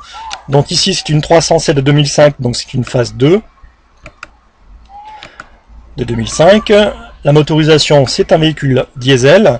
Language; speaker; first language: French; native; French